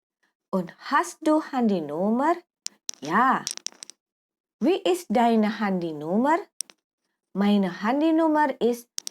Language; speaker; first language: German; non-native, fluent; Indonesian